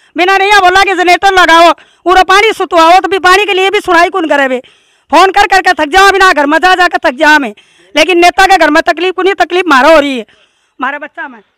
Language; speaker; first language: Hindi; native; Hindi